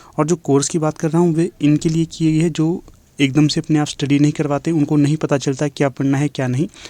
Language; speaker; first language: Hindi; native; Hindi